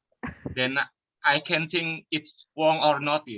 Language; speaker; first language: English; non-native, learner; Indonesian